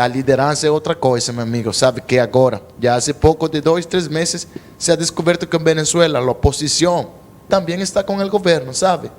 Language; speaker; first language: Portuguese; non-native, learner; Spanish